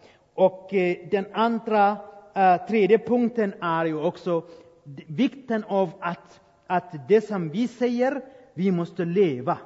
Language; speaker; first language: Swedish; non-native, fluent; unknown